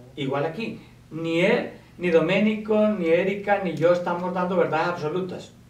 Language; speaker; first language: Spanish; native; Spanish